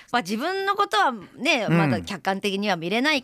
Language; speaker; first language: Japanese; native; Japanese